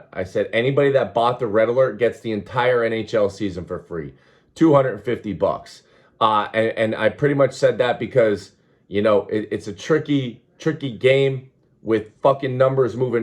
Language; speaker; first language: English; native; English